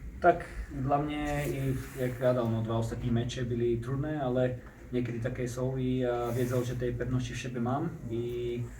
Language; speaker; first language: Polish; non-native, learner; Slovak